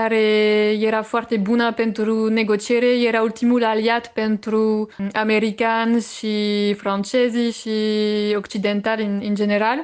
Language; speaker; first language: Romanian; non-native, fluent; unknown